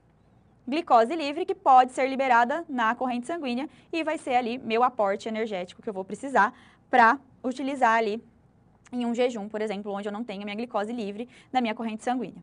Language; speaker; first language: Portuguese; native; Portuguese